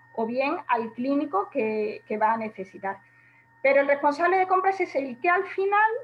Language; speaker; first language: Spanish; native; Spanish